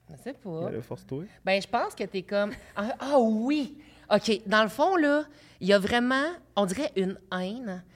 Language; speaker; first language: French; native; French